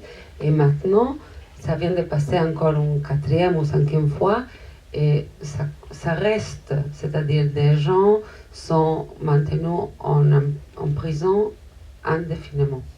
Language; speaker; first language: French; non-native, fluent; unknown